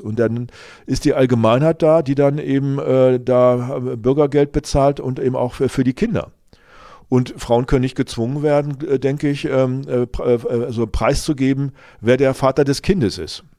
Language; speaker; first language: German; native; German